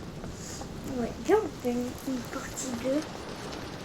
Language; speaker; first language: French; native; French